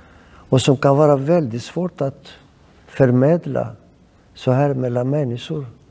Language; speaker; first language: Swedish; non-native, fluent; Greek